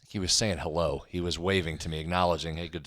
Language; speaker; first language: English; native; English